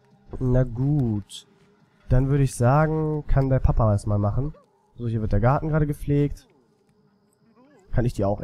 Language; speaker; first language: German; native; German